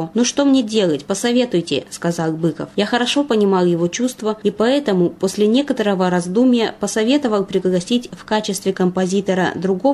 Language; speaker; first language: Russian; native; Russian